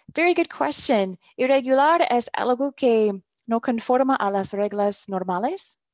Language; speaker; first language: Spanish; non-native, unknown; English